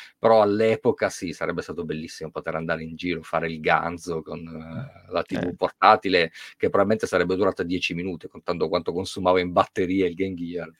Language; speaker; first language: Italian; native; Italian